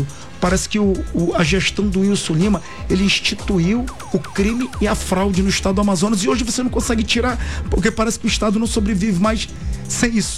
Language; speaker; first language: Portuguese; native; Portuguese